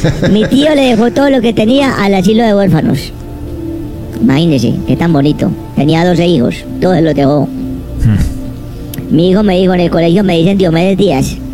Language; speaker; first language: Spanish; native; Spanish